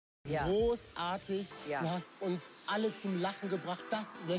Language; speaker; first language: German; native; German